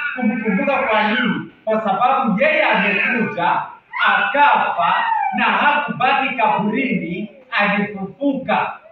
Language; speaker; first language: Swahili; native; Swahili